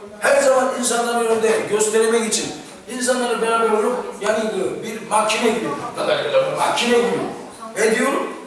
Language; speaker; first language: Turkish; non-native, fluent; Korean